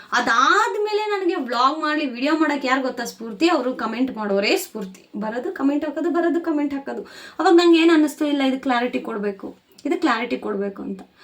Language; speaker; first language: Kannada; native; Kannada